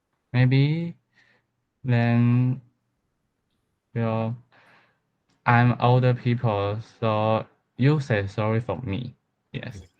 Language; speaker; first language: English; non-native, learner; Chinese